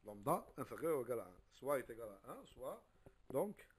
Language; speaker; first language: French; non-native, local second language; Arabic